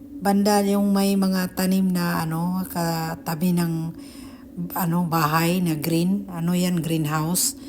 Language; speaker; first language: Filipino; non-native, local second language; Cebuano